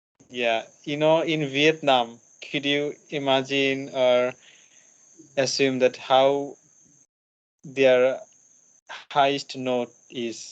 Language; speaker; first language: English; non-native, learner; Bangla